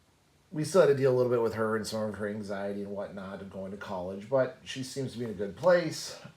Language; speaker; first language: English; native; English